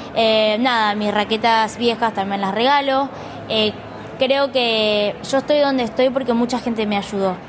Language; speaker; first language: Spanish; native; Spanish